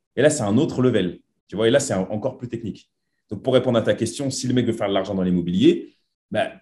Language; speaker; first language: French; native; French